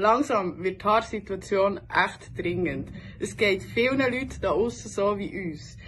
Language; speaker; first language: German; native; German